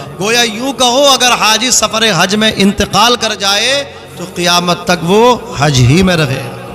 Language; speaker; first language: Urdu; native; Urdu